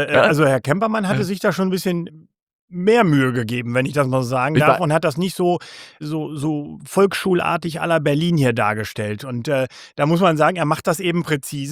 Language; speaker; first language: German; native; German